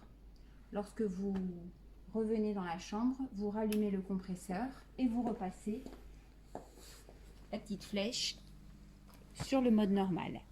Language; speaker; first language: French; native; French